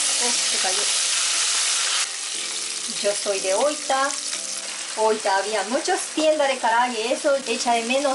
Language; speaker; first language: Spanish; non-native, fluent; Japanese